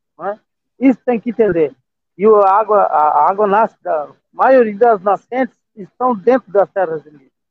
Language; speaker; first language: Portuguese; non-native, local second language; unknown